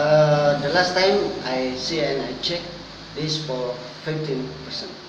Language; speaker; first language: English; non-native, learner; Indonesian